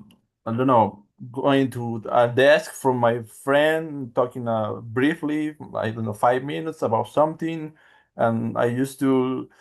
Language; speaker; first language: English; non-native, learner; Spanish